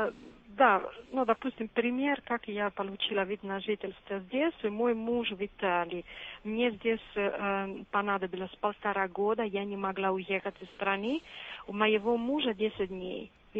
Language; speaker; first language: Russian; non-native, fluent; Italian